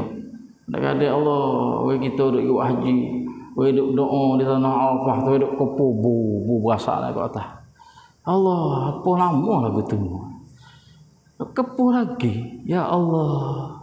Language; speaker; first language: Malay; native; Malay